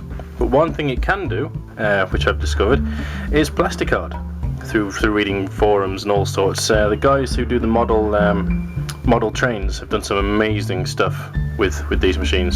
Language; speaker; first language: English; native; English